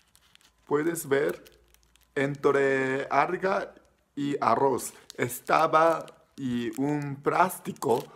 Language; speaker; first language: Spanish; non-native, learner; Japanese